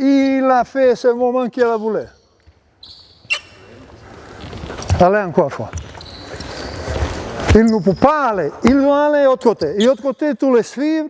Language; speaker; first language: French; non-native, learner; Serbian